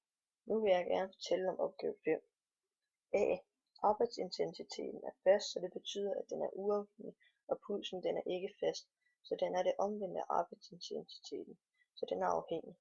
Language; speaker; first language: Danish; native; Danish